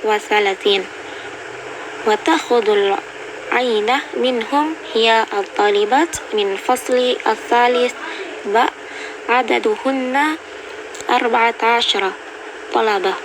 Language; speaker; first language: Arabic; non-native, learner; Indonesian